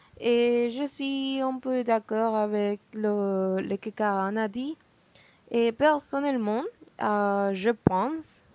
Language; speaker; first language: French; non-native, learner; Spanish